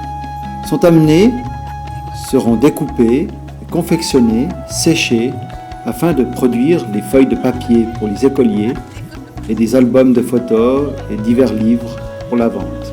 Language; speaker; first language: French; native; French